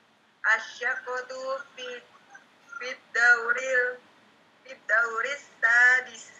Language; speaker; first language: Arabic; non-native, learner; Indonesian